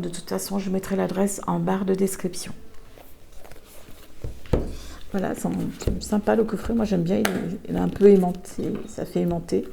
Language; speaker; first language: French; native; French